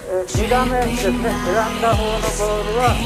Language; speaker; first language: Japanese; native; Japanese